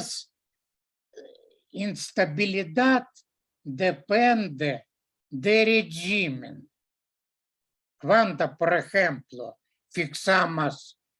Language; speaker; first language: Spanish; non-native, learner; Russian